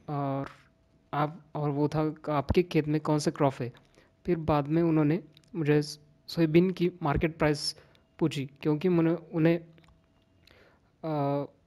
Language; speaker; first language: Hindi; non-native, local second language; Marathi